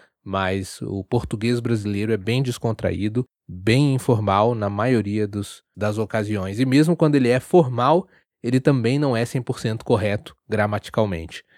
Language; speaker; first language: Portuguese; native; Portuguese